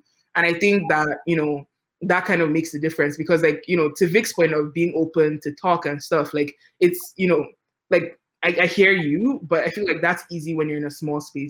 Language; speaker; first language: English; non-native, local second language; Yoruba